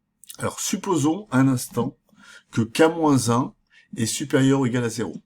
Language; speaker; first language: French; native; French